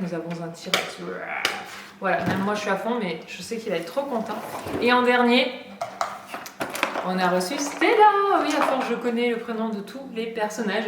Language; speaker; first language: French; native; French